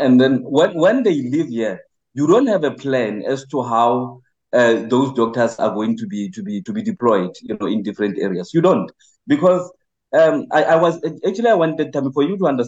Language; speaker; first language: English; non-native, local second language; Southern Sotho